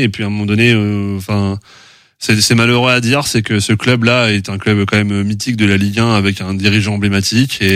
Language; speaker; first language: French; native; French